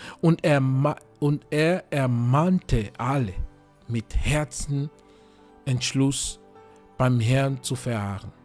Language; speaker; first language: German; non-native, fluent; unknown